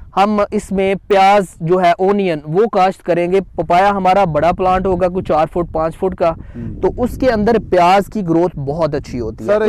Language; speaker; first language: Urdu; native; Urdu